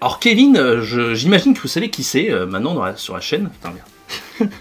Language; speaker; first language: French; native; French